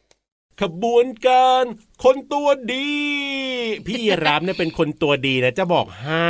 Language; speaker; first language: Thai; native; Thai